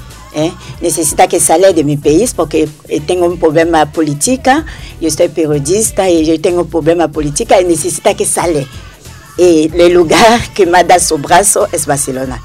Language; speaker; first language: Spanish; non-native, learner; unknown